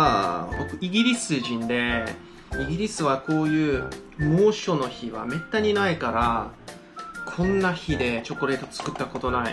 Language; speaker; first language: Japanese; non-native, fluent; English